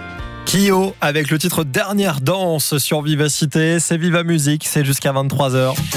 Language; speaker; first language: French; native; French